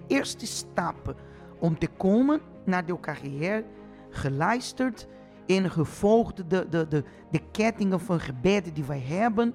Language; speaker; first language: Dutch; non-native, fluent; Portuguese